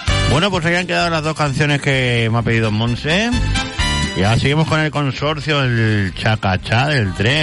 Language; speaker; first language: Spanish; native; Spanish